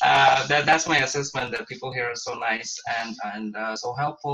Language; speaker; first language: English; non-native, local second language; Bangla